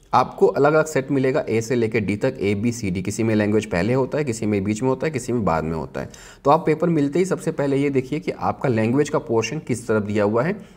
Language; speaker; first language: Hindi; native; Hindi